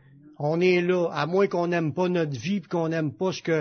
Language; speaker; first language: French; native; French